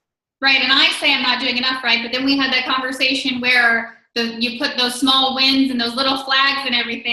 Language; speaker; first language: English; native; English